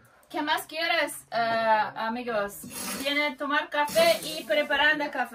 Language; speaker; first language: Spanish; non-native, learner; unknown